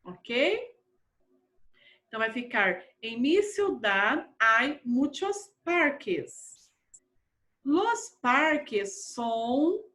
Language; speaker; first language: Spanish; non-native, fluent; Portuguese